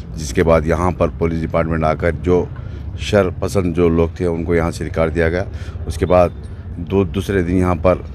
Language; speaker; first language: Hindi; non-native, local second language; Urdu